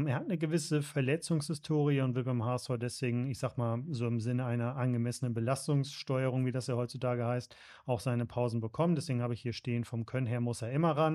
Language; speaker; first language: German; native; German